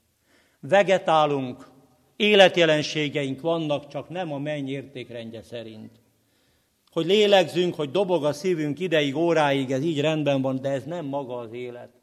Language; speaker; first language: Hungarian; native; Hungarian